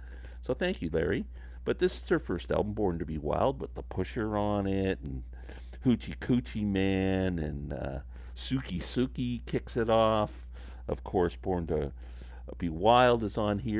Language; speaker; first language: English; native; English